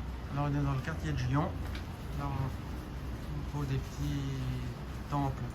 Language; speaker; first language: French; native; French